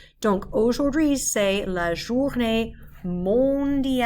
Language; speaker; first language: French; non-native, fluent; English